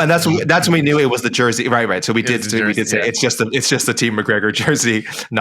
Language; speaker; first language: English; native; English